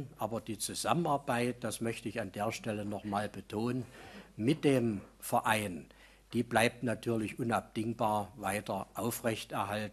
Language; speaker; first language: German; native; German